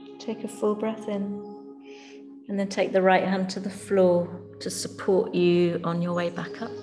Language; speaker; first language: English; native; English